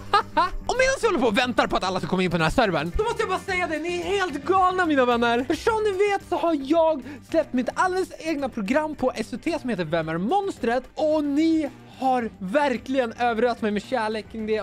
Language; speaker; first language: Swedish; native; Swedish